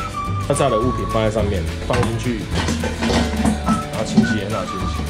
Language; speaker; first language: Chinese; native; Chinese